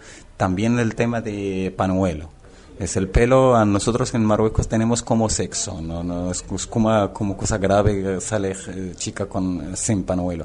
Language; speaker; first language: Spanish; non-native, learner; Arabic